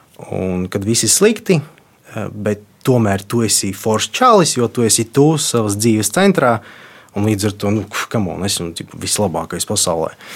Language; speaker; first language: Latvian; non-native, local second language; Russian